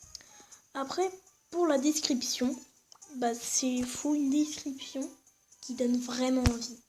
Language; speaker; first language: French; native; French